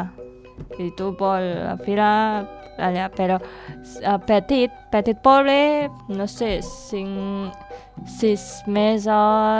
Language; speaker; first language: Catalan; non-native, learner; Indonesian